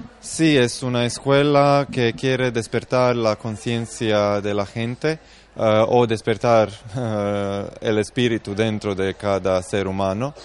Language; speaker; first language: Spanish; non-native, fluent; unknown